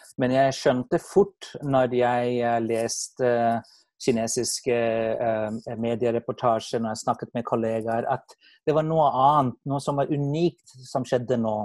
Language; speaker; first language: Norwegian; non-native, fluent; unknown